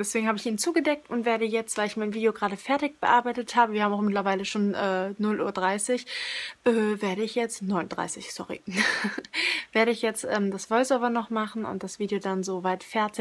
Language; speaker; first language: German; native; German